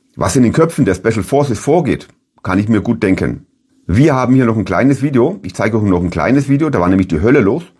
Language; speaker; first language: German; native; German